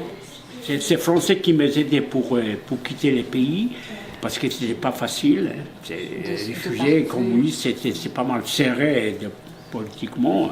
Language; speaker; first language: French; non-native, fluent; Polish